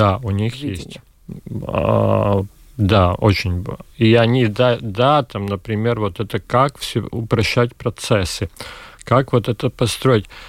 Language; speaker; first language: Russian; non-native, local second language; Latvian